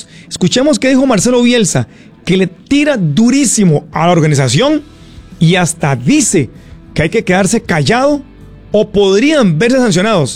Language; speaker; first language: Spanish; native; Spanish